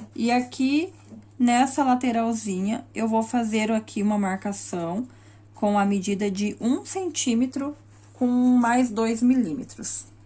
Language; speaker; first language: Portuguese; native; Portuguese